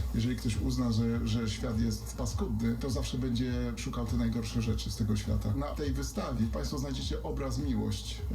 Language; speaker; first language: Polish; native; Polish